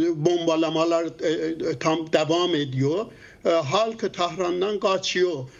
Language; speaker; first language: Turkish; non-native, learner; Azerbaijani